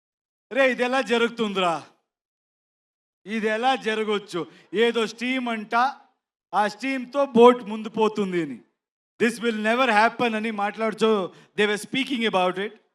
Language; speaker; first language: Telugu; non-native, learner; Kannada